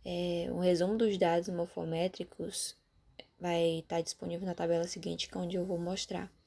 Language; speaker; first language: Portuguese; native; Portuguese